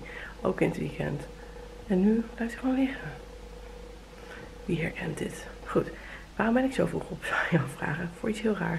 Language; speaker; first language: Dutch; native; Dutch